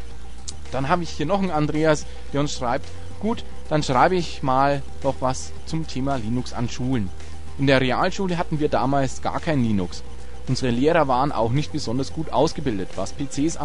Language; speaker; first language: German; native; German